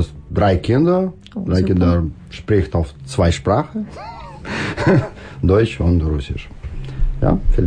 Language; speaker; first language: German; non-native, learner; Russian